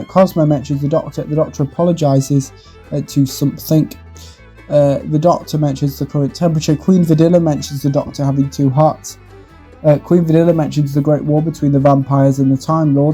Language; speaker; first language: English; native; English